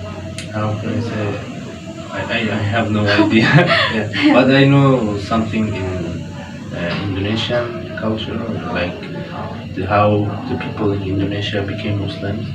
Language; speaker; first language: English; non-native, fluent; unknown